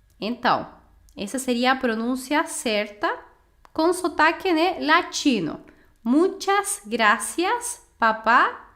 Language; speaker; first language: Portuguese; non-native, fluent; Spanish